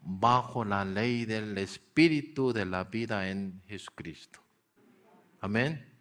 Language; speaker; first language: Spanish; non-native, learner; Korean